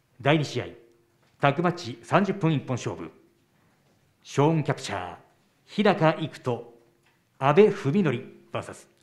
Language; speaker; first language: Japanese; native; Japanese